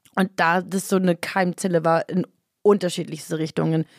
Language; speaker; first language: German; native; German